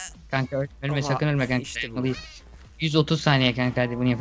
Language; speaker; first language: Turkish; native; Turkish